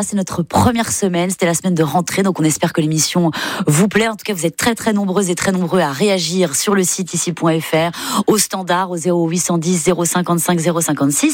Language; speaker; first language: French; native; French